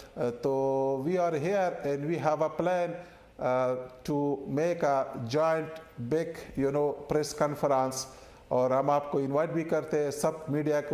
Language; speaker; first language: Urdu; non-native, learner; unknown